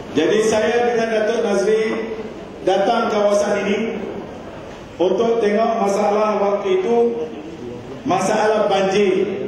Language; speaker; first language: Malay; non-native, local second language; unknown